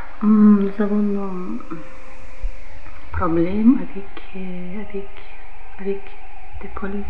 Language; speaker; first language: French; non-native, learner; Russian